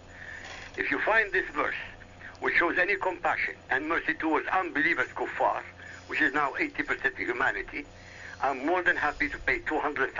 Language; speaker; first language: English; non-native, fluent; Arabic